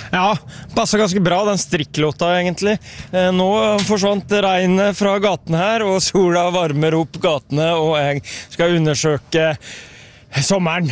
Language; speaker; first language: Norwegian; native; Norwegian